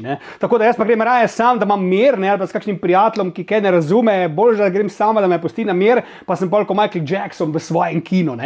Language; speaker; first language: Slovenian; native; Slovenian